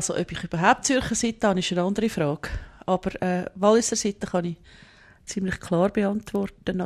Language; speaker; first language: German; native; German